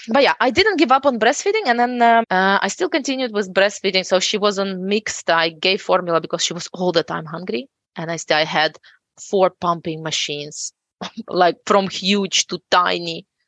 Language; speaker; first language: English; non-native, fluent; Ukrainian